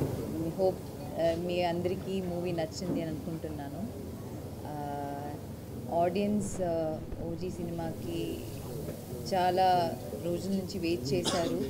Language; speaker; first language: Telugu; non-native, local second language; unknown